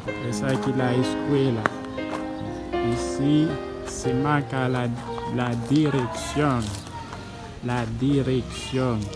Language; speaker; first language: Spanish; non-native, learner; Haitian Creole